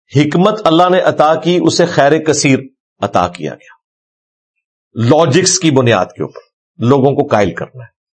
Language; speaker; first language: Urdu; non-native, local second language; Punjabi